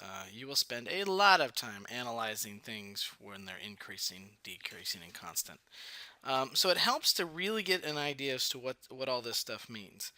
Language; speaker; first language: English; native; English